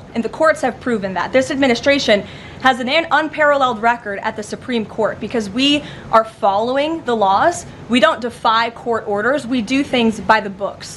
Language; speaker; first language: English; native; English